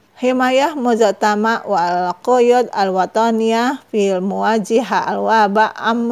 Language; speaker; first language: Arabic; non-native, fluent; Indonesian